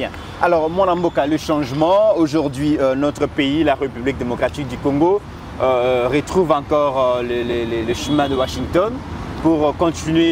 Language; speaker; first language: French; non-native, local second language; Lingala